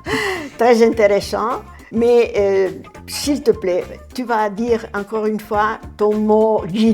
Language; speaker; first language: French; non-native, fluent; Italian